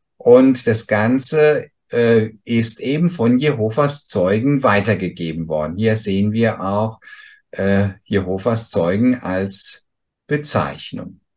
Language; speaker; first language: German; native; German